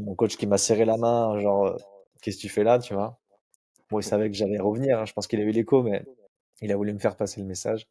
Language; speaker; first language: French; native; French